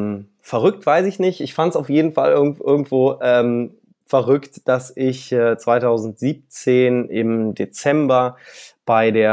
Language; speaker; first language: German; native; German